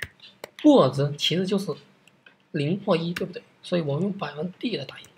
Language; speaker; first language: Chinese; native; Chinese